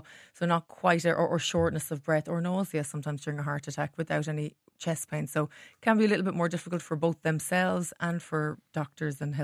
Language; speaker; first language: English; native; English